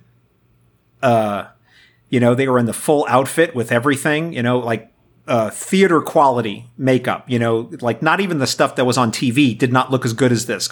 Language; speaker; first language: English; native; English